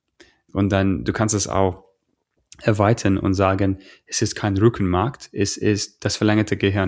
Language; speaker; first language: German; non-native, fluent; English